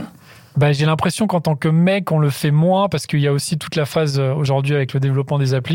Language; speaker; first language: French; native; French